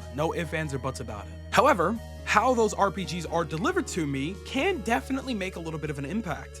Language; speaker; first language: English; native; English